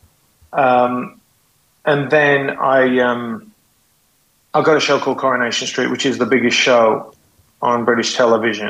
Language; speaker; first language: English; native; English